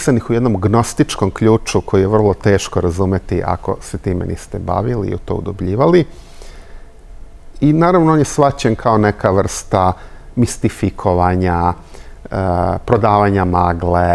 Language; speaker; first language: Serbian; native; Serbian